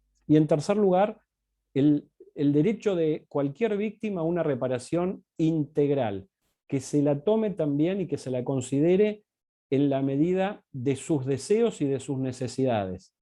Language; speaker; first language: Spanish; native; Spanish